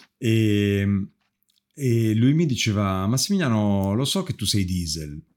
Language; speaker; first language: Italian; native; Italian